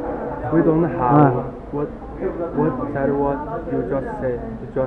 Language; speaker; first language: English; non-native, learner; Chinese